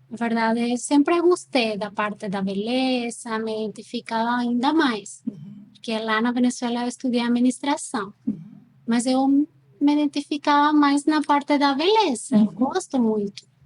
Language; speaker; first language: Portuguese; non-native, fluent; Spanish